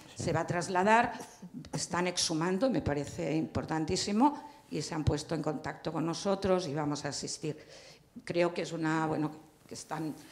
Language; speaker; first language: Spanish; native; Spanish